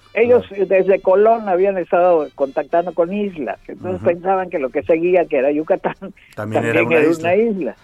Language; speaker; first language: Spanish; native; Spanish